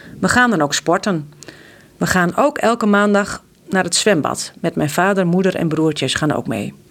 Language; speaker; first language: Dutch; non-native, local second language; Western Frisian